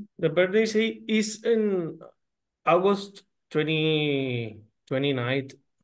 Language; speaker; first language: English; non-native, learner; Spanish